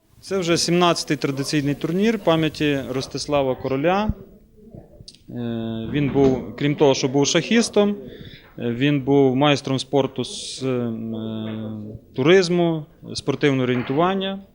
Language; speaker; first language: Ukrainian; native; Ukrainian